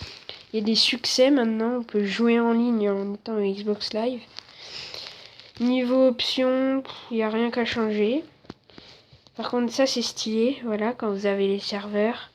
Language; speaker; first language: French; native; French